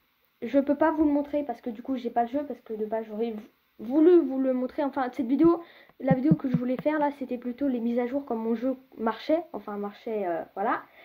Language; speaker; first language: French; native; French